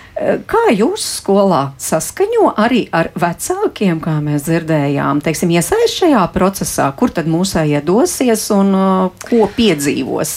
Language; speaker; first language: Latvian; native; Latvian